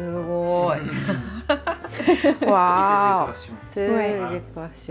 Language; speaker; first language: French; non-native, learner; Japanese